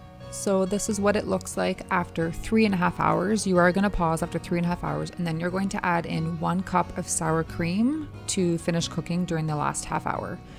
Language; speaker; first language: English; native; English